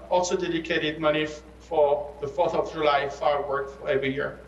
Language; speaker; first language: English; early bilingual, other home language; Persian